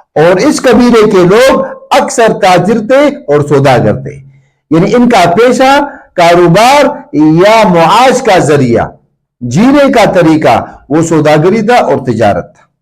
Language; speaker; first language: Urdu; non-native, local second language; Pashto